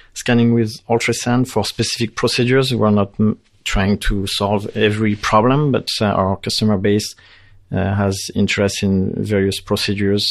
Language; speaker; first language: English; non-native, fluent; French